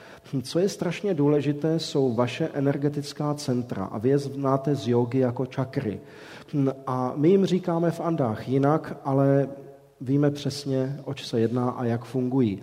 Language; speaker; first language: Czech; native; Czech